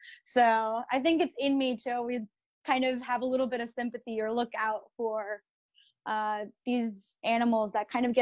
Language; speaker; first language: English; early bilingual, other home language; Spanish